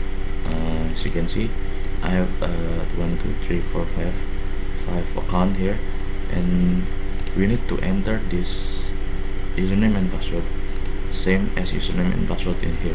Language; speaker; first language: English; non-native, learner; Indonesian